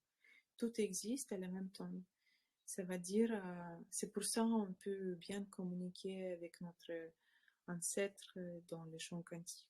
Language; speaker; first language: French; non-native, learner; Russian